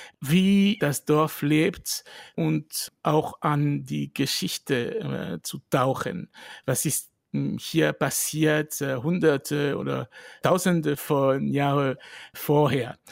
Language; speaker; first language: German; non-native, fluent; French